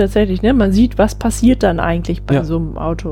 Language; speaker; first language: German; native; German